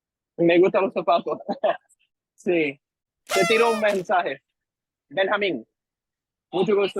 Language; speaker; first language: Spanish; early bilingual, heritage; Spanish